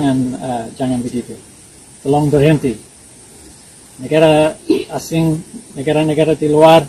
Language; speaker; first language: Indonesian; non-native, learner; English